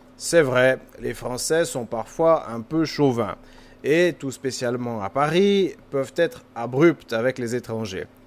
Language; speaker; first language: French; native; French